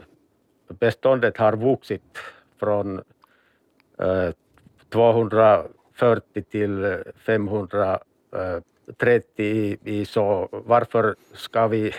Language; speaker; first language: Swedish; non-native, learner; Finnish